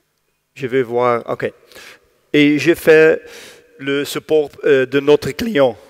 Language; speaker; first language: French; non-native, learner; Dutch